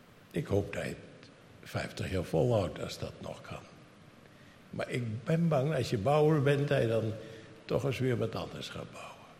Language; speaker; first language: Dutch; native; Dutch